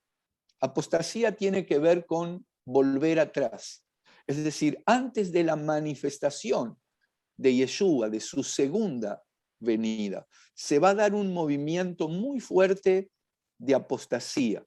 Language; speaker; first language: Spanish; native; Spanish